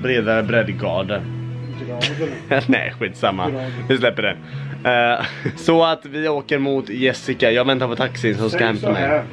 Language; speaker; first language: Swedish; native; Swedish